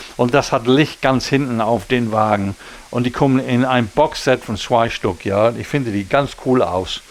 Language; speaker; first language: German; non-native, learner; English